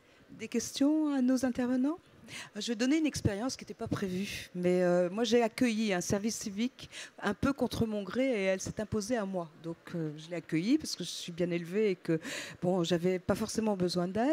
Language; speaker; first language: French; native; French